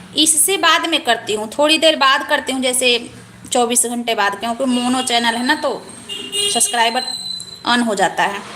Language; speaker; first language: Hindi; native; Hindi